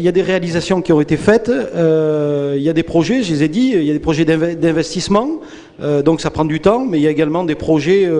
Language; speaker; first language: French; native; French